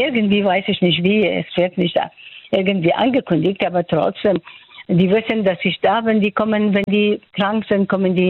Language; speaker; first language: German; non-native, local second language; Persian